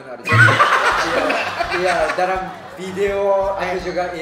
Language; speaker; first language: Indonesian; non-native, fluent; Japanese